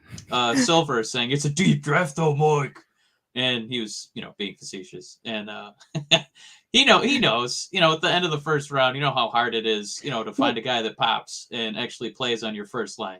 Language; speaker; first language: English; native; English